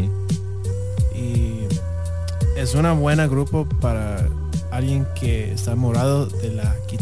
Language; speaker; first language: Spanish; non-native, learner; English